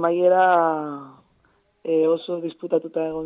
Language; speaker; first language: Basque; non-native, local second language; Spanish